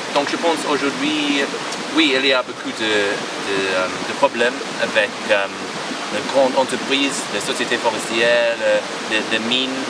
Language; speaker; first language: French; non-native, fluent; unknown